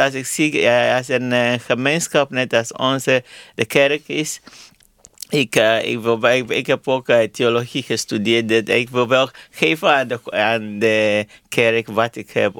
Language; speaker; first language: Dutch; non-native, learner; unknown